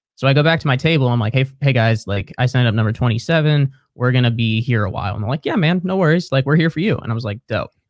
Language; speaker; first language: English; native; English